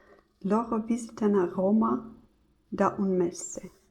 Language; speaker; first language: Italian; non-native, learner; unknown